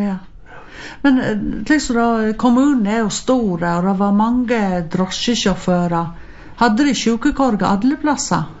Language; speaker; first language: Norwegian; native; Norwegian